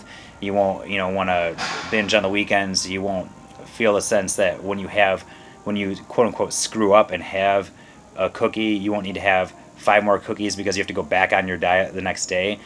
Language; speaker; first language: English; native; English